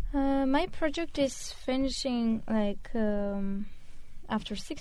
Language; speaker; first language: English; non-native, learner; Armenian